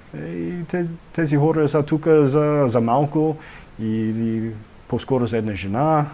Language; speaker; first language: Bulgarian; non-native, learner; English